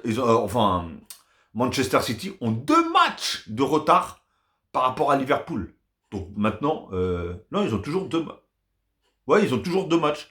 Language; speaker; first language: French; native; French